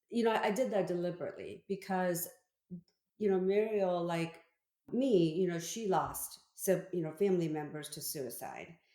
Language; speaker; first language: English; early bilingual, other home language; Korean